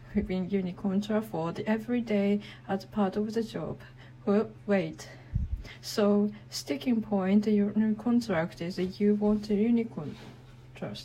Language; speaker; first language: English; non-native, learner; Japanese